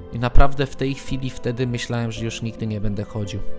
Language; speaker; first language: Polish; early bilingual, other home language; English